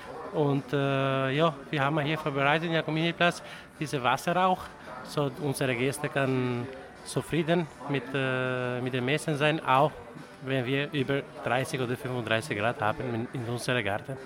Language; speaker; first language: German; non-native, learner; Italian